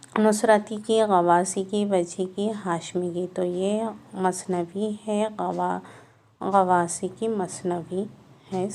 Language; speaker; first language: Urdu; native; Urdu